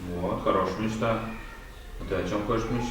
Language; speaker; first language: Russian; native; Russian